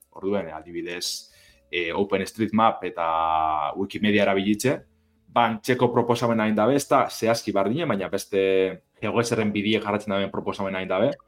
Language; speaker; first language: Basque; native; Basque